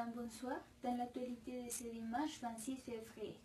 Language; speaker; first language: French; non-native, learner; Spanish